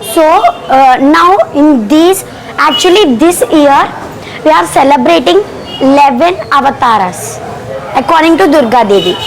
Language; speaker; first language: English; non-native, local second language; Telugu